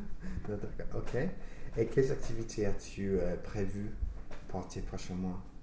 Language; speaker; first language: French; non-native, fluent; English